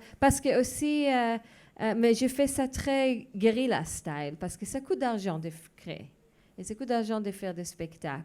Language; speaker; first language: French; non-native, fluent; Hebrew